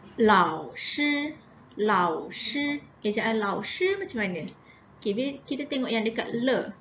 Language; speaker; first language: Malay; native; Malay